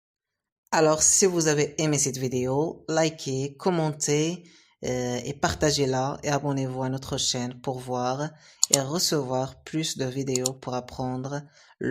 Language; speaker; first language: French; non-native, local second language; Arabic